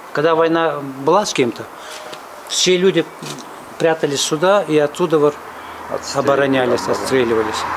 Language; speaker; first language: Russian; non-native, local second language; Ingush